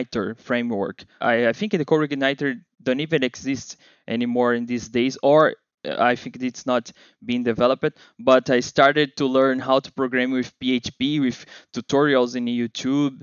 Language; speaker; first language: English; non-native, fluent; Portuguese